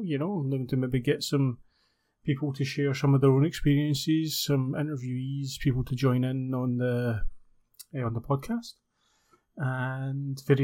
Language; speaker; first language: English; native; English